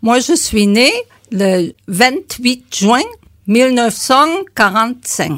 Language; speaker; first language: French; non-native, learner; German